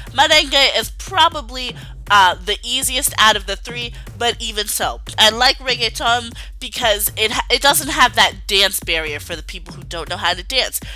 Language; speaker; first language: English; native; English